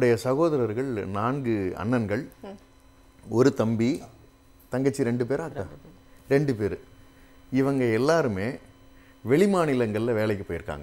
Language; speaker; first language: Tamil; native; Tamil